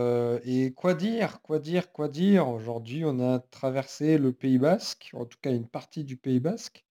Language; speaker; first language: French; native; French